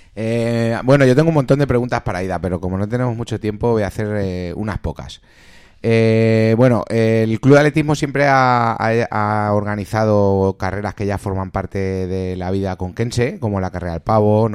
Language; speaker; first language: Spanish; native; Spanish